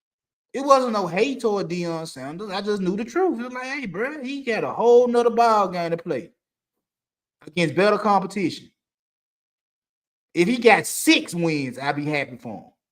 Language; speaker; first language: English; native; English